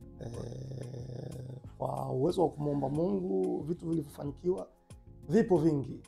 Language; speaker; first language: Swahili; native; Swahili